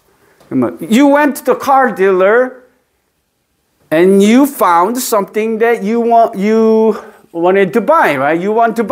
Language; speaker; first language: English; non-native, fluent; Korean